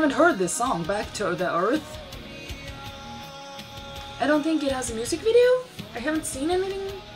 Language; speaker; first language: English; non-native, fluent; Swedish